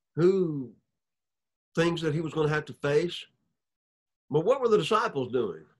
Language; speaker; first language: English; native; English